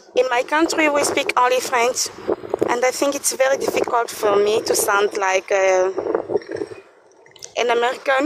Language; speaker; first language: English; non-native, learner; French